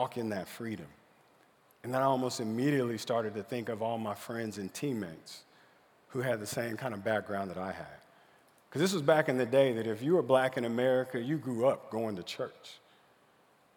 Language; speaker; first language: English; native; English